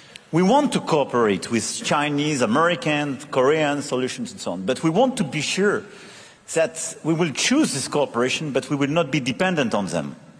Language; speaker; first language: English; non-native, fluent; French